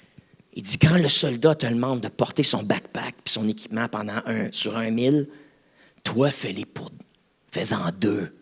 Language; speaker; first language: French; native; French